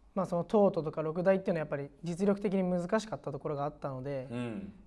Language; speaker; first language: Japanese; native; Japanese